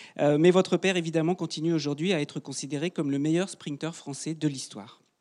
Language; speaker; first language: French; native; French